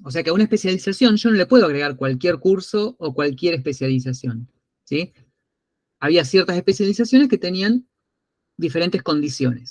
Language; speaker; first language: Spanish; native; Spanish